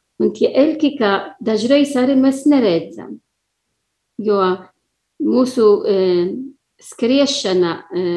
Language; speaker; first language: Latvian; non-native, learner; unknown